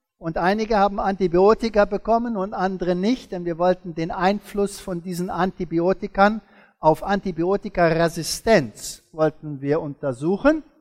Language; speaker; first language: German; early bilingual, heritage; German